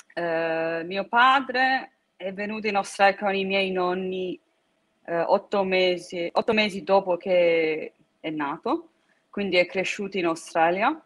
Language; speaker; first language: Italian; early bilingual, heritage; Italian